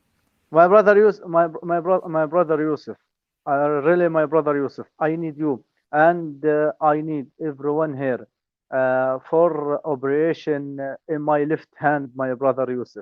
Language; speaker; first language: English; non-native, learner; Arabic